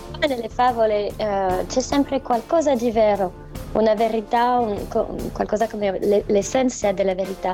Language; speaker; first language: Italian; non-native, fluent; French